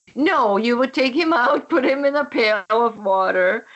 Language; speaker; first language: English; non-native, fluent; Czech